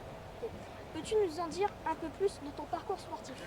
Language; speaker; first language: French; native; French